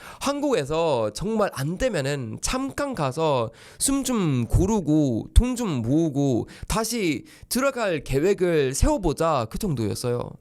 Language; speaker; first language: Korean; non-native, fluent; Swedish